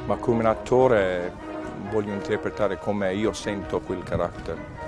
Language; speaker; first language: Italian; non-native, learner; English